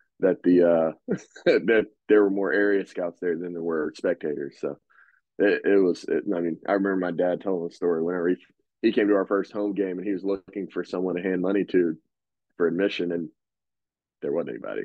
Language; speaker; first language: English; native; English